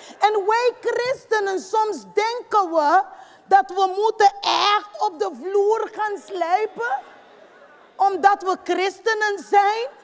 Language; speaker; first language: Dutch; non-native, fluent; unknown